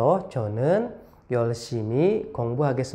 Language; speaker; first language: Korean; non-native, fluent; Indonesian